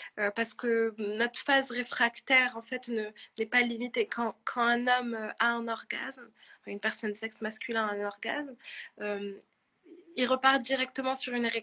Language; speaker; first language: French; non-native, local second language; Arabic